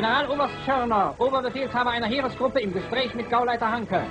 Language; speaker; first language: German; native; German